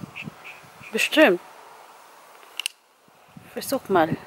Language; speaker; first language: German; non-native, learner; Filipino